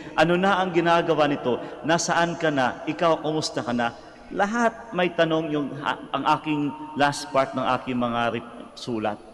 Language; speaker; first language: Filipino; non-native, local second language; Cebuano